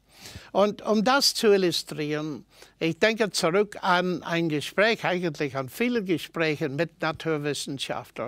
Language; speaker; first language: German; non-native, fluent; English